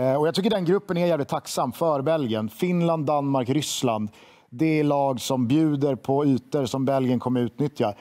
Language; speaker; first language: Swedish; native; Swedish